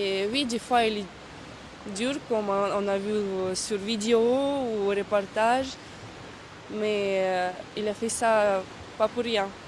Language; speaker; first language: French; non-native, fluent; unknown